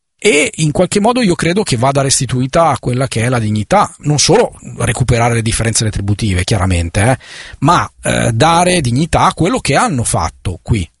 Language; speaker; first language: Italian; native; Italian